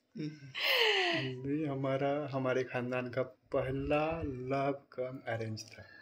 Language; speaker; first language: Hindi; native; Hindi